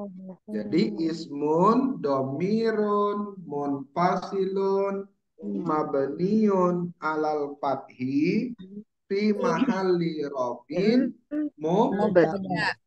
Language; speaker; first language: Arabic; non-native, fluent; Indonesian